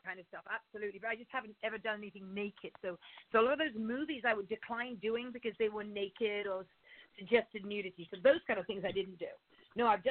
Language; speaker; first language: English; native; English